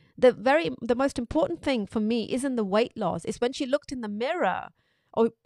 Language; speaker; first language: English; non-native, local second language; Urdu